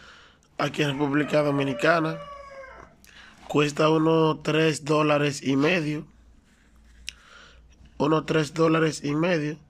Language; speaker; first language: Spanish; native; Spanish